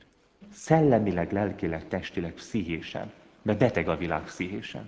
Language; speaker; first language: Hungarian; native; Hungarian